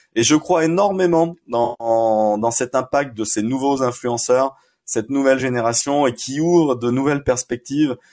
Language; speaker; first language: French; native; French